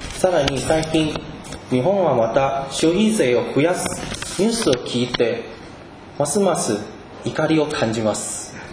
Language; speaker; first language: Japanese; non-native, fluent; Chinese